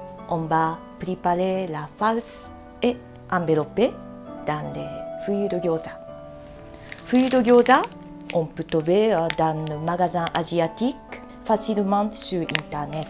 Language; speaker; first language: French; non-native, learner; Japanese